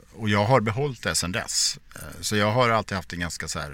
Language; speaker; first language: Swedish; native; Swedish